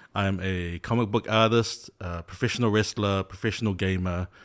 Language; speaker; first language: English; native; English